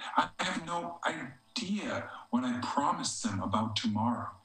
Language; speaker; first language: English; native; English